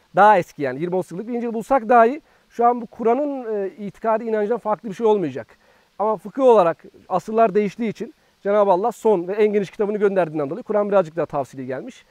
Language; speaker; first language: Turkish; native; Turkish